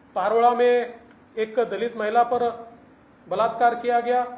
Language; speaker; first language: Hindi; non-native, local second language; Marathi